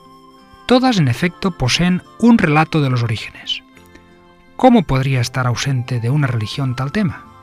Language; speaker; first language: Spanish; native; Spanish